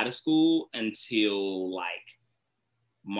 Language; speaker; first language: English; native; English